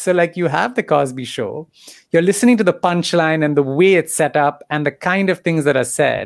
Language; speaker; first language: English; non-native, local second language; Tamil